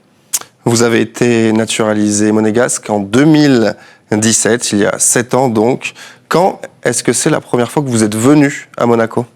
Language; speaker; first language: French; native; French